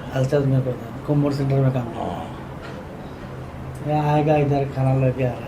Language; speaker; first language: Hindi; non-native, local second language; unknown